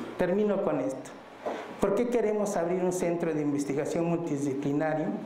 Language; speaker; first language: Spanish; non-native, local second language; Mixtepec Mixtec